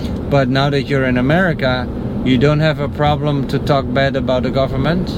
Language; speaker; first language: English; non-native, fluent; Dutch